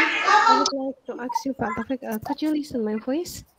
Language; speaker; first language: English; non-native, learner; Indonesian